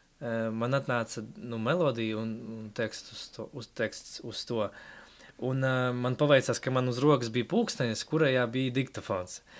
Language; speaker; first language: Latvian; non-native, local second language; Russian